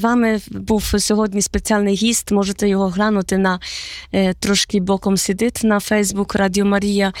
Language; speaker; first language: Polish; non-native, learner; Ukrainian